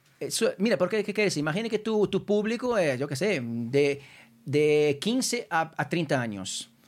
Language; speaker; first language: Spanish; non-native, fluent; Portuguese